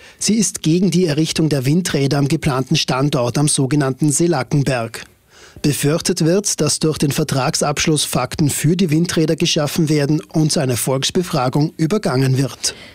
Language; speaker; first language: German; native; German